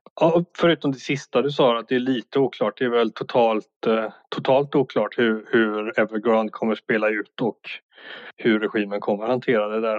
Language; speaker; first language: Swedish; native; Swedish